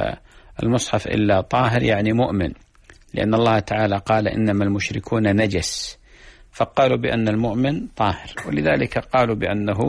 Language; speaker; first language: Arabic; native; Arabic